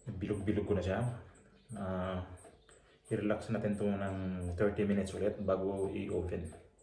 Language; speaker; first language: Filipino; native; Filipino